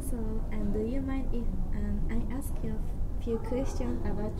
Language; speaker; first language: English; non-native, learner; Japanese